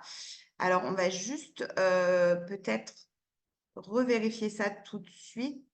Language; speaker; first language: French; native; French